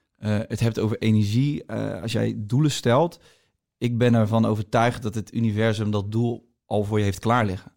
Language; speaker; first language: Dutch; native; Dutch